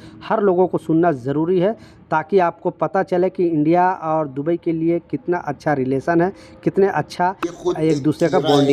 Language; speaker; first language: Hindi; native; Hindi